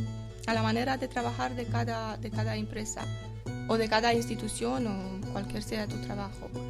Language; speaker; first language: Spanish; non-native, fluent; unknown